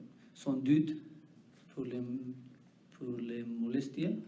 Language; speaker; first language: French; non-native, learner; Spanish